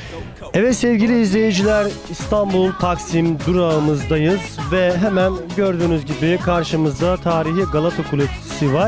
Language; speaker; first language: Turkish; native; Turkish